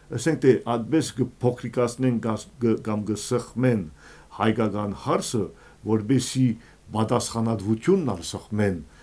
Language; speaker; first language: Armenian; early bilingual, heritage; Armenian